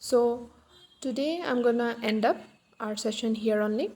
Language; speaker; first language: English; non-native, local second language; Assamese